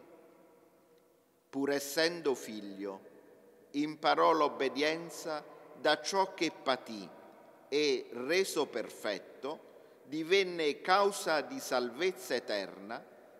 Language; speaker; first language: Italian; native; Italian